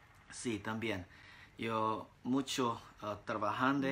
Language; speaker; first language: Spanish; non-native, learner; Khasi